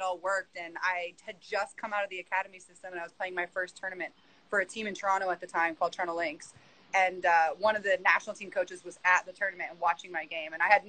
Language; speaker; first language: English; native; English